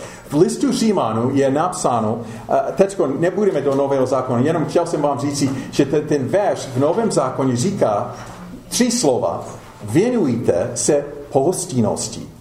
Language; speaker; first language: Czech; non-native, fluent; English